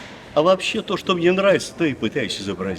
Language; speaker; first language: Russian; native; Russian